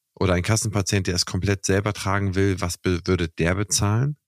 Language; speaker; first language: German; native; German